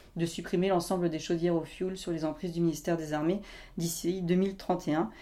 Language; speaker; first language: French; native; French